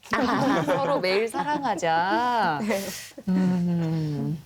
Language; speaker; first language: Korean; native; Korean